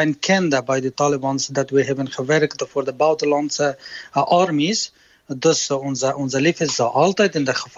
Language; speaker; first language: Dutch; non-native, learner; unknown